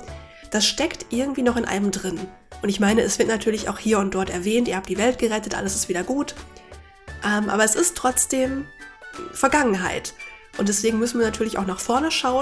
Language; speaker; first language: German; native; German